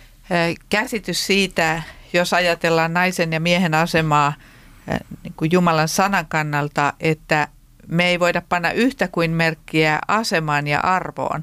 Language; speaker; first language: Finnish; native; Finnish